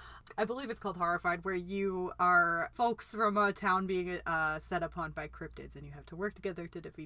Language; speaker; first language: English; native; English